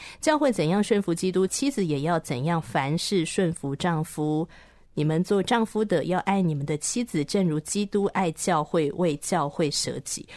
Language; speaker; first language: Chinese; native; Chinese